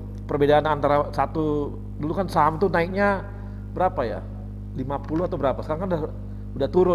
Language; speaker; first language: Indonesian; native; Indonesian